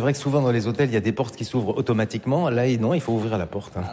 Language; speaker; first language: French; native; French